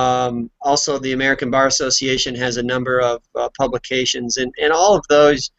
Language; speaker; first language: English; native; English